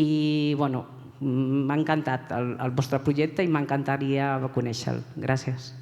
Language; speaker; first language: Catalan; non-native, local second language; Spanish